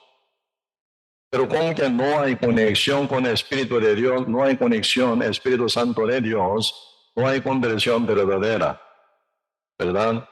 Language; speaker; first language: Spanish; non-native, learner; Korean